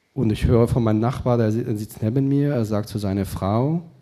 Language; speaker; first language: German; non-native, fluent; Hebrew